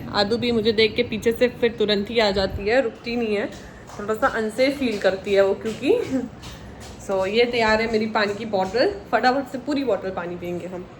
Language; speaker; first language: Hindi; native; Hindi